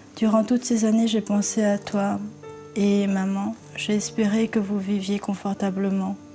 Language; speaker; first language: French; early bilingual, other home language; Korean